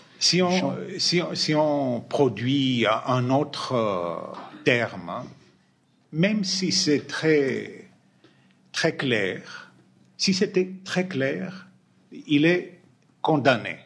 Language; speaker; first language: French; non-native, fluent; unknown